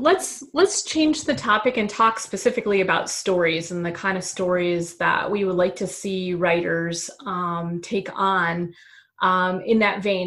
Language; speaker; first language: English; native; English